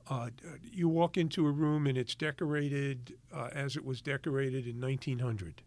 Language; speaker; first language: English; native; English